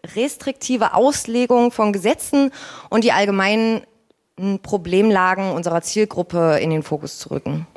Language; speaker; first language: German; native; German